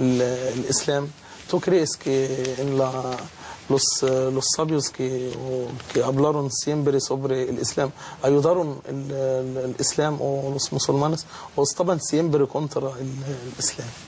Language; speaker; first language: Spanish; non-native, learner; Arabic